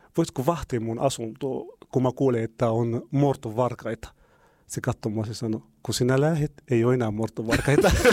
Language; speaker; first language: Finnish; non-native, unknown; Arabic